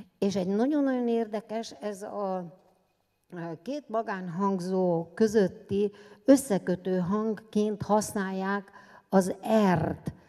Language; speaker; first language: Hungarian; native; Hungarian